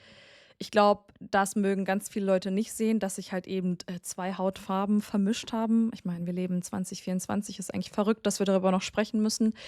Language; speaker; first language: German; native; German